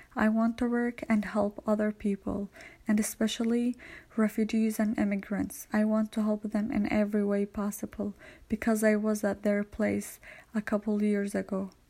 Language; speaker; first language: English; non-native, fluent; Arabic